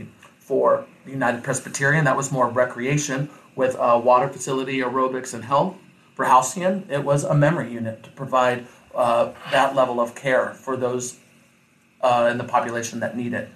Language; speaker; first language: English; native; English